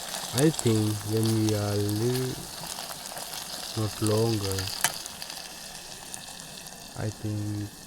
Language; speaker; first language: English; non-native, learner; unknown